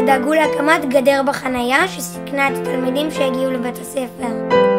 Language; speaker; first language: Hebrew; native; Hebrew